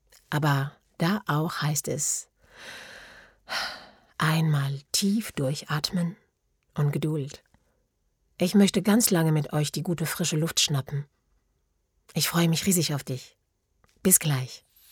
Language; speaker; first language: German; non-native, fluent; French